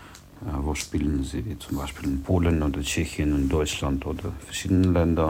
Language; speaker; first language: German; non-native, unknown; Russian